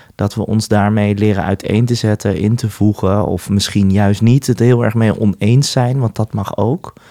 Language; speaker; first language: Dutch; native; Dutch